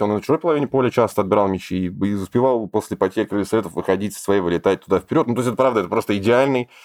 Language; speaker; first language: Russian; native; Russian